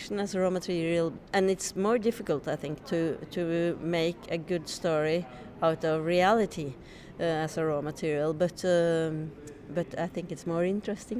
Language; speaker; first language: English; non-native, fluent; Norwegian